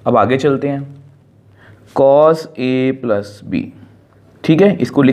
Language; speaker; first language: Hindi; native; Hindi